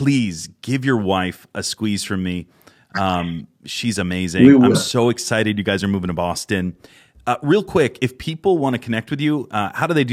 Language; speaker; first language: English; native; English